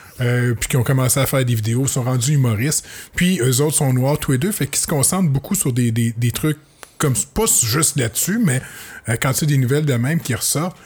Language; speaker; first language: French; native; French